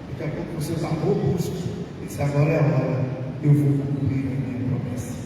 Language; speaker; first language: Portuguese; native; Portuguese